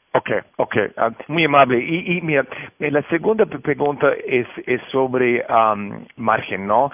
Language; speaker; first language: Spanish; non-native, fluent; Portuguese